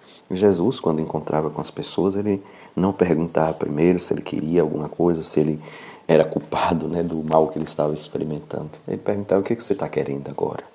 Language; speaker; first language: Portuguese; native; Portuguese